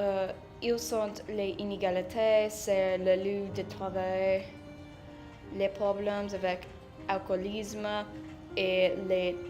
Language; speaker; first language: French; non-native, learner; English